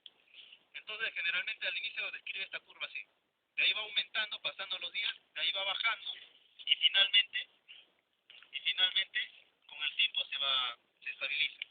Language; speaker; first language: Spanish; native; Spanish